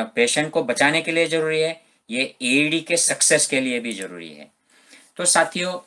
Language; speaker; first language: Hindi; non-native, local second language; Marathi